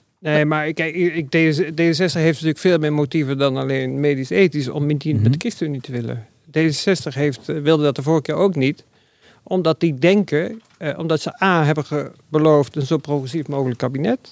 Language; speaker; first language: Dutch; native; Dutch